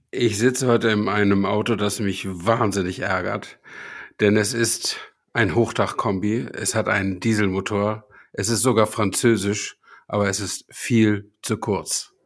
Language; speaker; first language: German; native; German